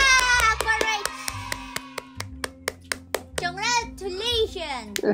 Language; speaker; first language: English; non-native, learner; Indonesian